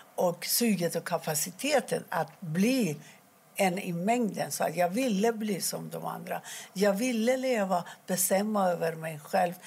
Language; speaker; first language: Swedish; non-native, fluent; Persian